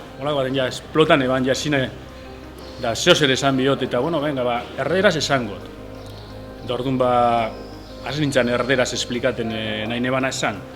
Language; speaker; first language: Basque; non-native, local second language; Spanish